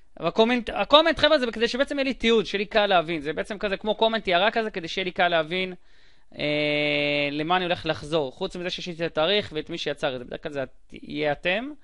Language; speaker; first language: Hebrew; native; Hebrew